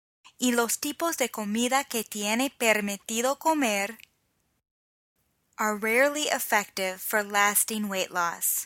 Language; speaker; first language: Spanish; non-native, fluent; English